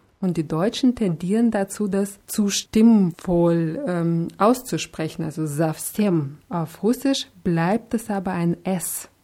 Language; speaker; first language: German; non-native, fluent; Russian